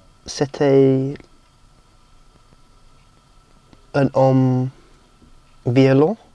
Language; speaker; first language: French; non-native, learner; English